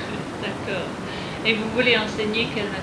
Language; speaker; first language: French; non-native, fluent; English